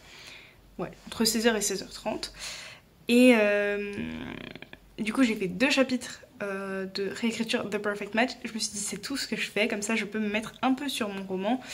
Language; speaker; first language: French; native; French